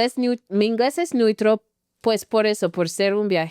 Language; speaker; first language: Spanish; non-native, fluent; English